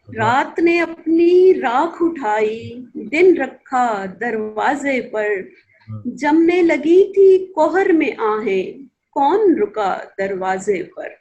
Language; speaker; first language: Urdu; non-native, local second language; Punjabi